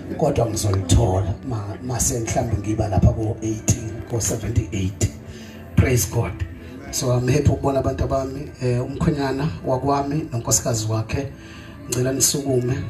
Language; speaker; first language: Zulu; native; Zulu